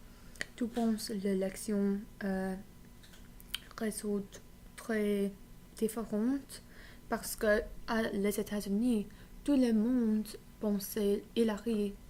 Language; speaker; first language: French; non-native, learner; English